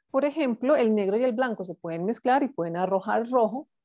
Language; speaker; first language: Spanish; native; Spanish